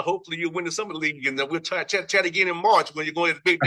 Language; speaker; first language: English; native; English